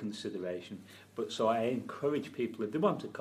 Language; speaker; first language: English; native; English